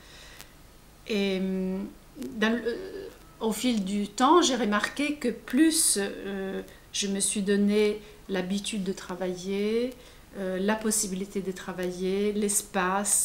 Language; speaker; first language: French; non-native, fluent; Italian